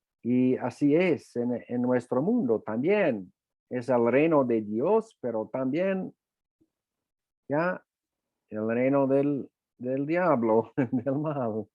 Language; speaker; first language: Spanish; non-native, fluent; English